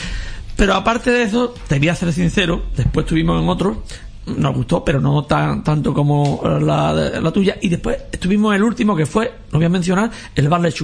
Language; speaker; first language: Spanish; native; Spanish